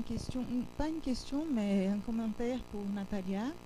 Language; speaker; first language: French; non-native, fluent; Portuguese